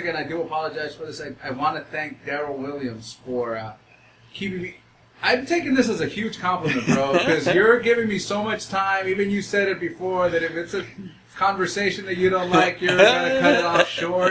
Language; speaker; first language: English; native; English